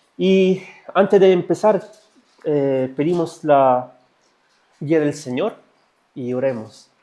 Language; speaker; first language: Spanish; non-native, fluent; Italian